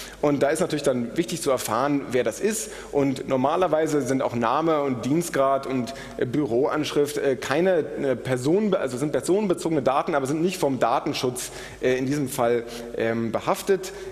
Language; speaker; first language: German; native; German